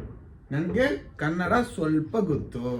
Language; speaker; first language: Kannada; non-native, learner; Tamil